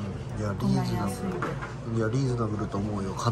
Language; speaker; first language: Japanese; native; Japanese